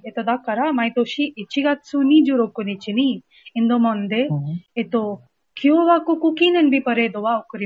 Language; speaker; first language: Japanese; non-native, learner; Hindi